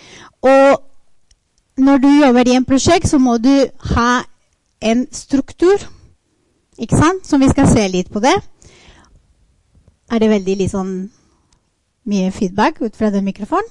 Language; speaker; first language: Norwegian; non-native, fluent; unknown